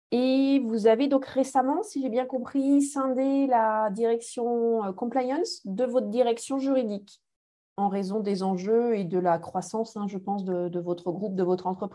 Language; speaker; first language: French; native; French